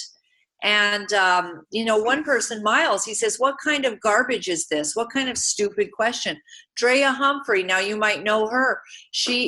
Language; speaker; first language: English; native; English